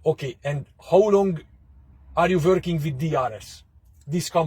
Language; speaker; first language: English; non-native, fluent; Hungarian